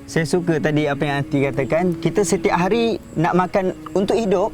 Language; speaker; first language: Malay; native; Malay